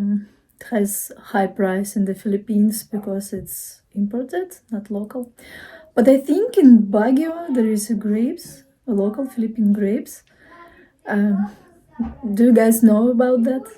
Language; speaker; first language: English; non-native, fluent; Russian